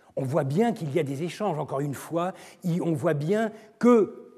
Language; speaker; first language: French; non-native, fluent; Turkish